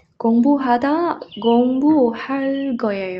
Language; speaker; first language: Korean; non-native, learner; Indonesian